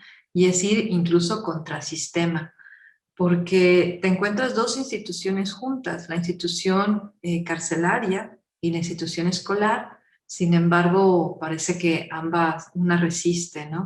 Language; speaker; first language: Spanish; native; Spanish